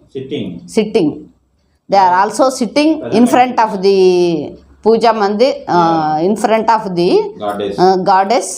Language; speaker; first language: English; non-native, learner; Telugu